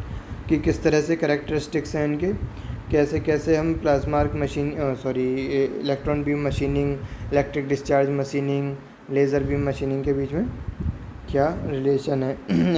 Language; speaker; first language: Hindi; native; Hindi